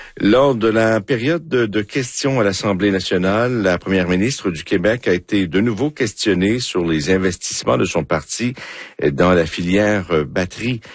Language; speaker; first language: French; native; French